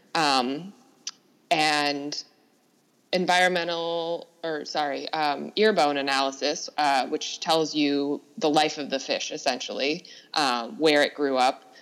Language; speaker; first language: English; native; English